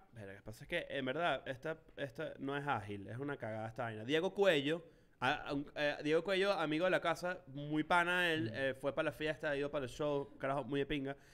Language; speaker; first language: Spanish; native; Spanish